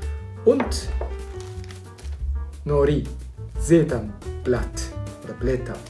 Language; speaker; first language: German; non-native, fluent; Japanese